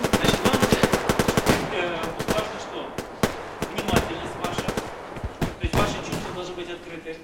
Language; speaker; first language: Russian; native; Russian